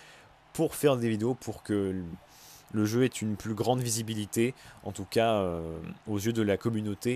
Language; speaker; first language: French; native; French